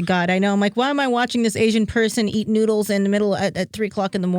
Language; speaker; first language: English; native; English